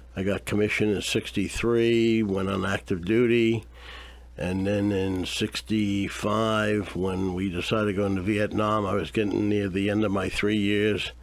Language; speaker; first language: English; native; English